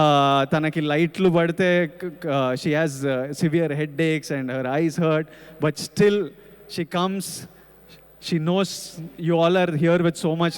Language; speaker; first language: Telugu; native; Telugu